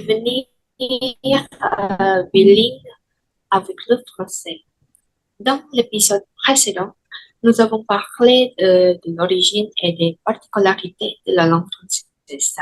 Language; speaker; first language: French; non-native, learner; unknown